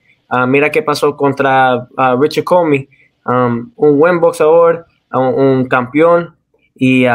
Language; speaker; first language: Spanish; early bilingual, heritage; Spanish